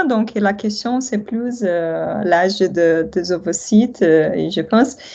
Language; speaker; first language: French; non-native, fluent; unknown